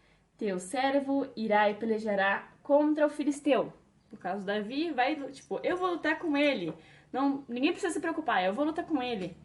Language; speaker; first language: Portuguese; native; Portuguese